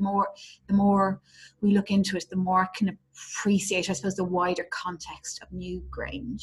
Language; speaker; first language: English; native; English